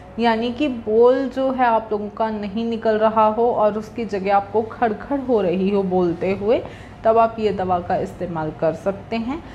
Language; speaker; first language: Hindi; native; Hindi